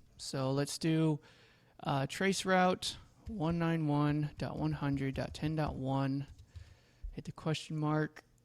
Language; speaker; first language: English; native; English